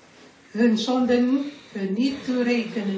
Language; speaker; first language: Dutch; non-native, learner; Indonesian